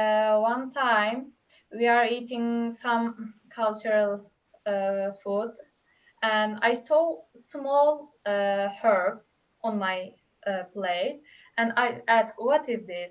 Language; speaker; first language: English; non-native, learner; Turkish